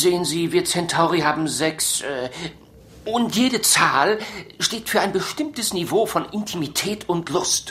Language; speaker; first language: German; native; German